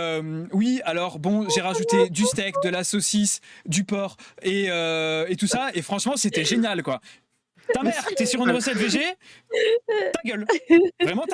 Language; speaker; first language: French; native; French